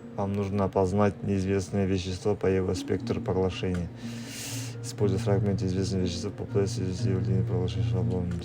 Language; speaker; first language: Russian; non-native, local second language; Kazakh